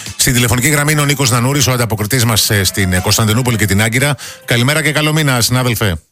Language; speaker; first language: Greek; native; Greek